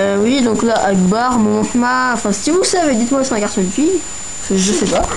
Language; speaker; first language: French; native; French